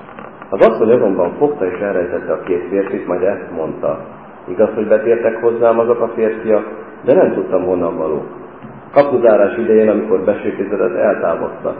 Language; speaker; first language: Hungarian; native; Hungarian